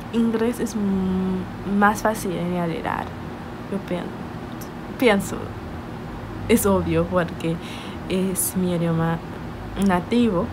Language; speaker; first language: Spanish; non-native, learner; English